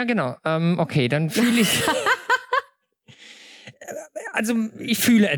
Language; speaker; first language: German; native; German